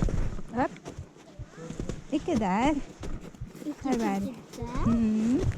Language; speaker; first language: Norwegian; non-native, learner; Filipino